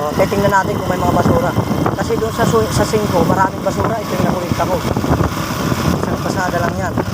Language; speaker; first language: Filipino; non-native, local second language; Waray